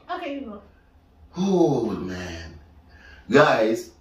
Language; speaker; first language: English; native; English